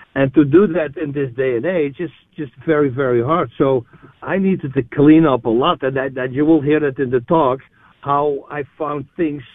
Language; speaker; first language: English; non-native, fluent; Dutch